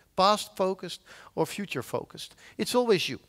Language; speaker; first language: English; non-native, fluent; Dutch